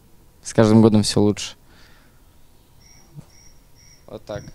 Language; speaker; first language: Russian; native; Russian